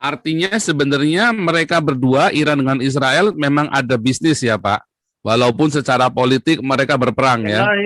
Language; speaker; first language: Indonesian; native; Indonesian